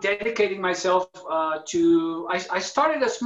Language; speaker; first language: English; non-native, fluent; Spanish